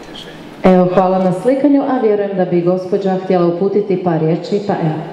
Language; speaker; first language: Croatian; native; Croatian